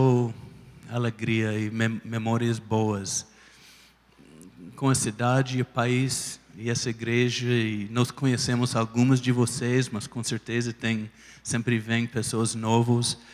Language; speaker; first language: Portuguese; non-native, fluent; English